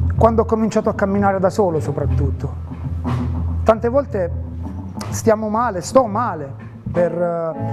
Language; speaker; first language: Italian; native; Italian